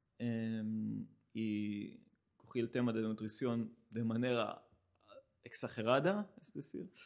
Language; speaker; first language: Spanish; non-native, learner; Hebrew